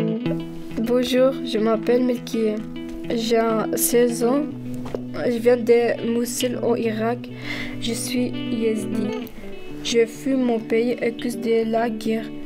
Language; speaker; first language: French; non-native, learner; Kurdish